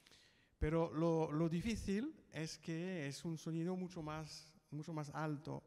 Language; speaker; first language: Spanish; non-native, fluent; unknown